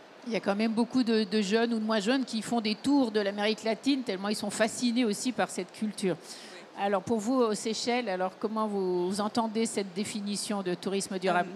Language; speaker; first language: French; native; French